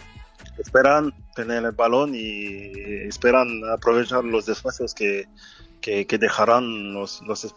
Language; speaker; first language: Spanish; non-native, fluent; French